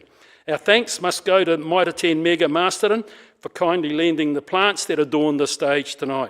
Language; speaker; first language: English; native; English